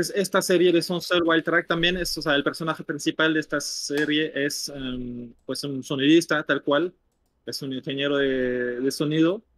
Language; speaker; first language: Spanish; non-native, fluent; French